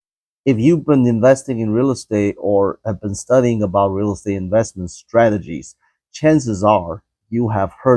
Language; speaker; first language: English; non-native, fluent; Chinese